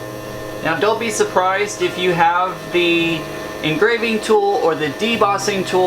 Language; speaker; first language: English; native; English